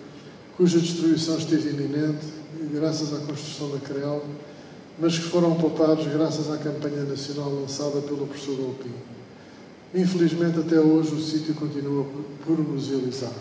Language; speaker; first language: Portuguese; native; Portuguese